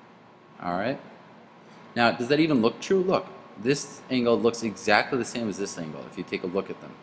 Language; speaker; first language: English; native; English